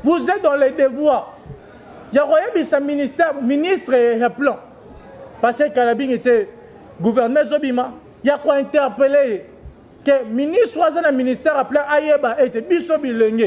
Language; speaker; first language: French; non-native, local second language; Lingala